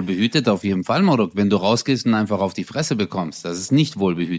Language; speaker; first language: German; early bilingual, other home language; Turkish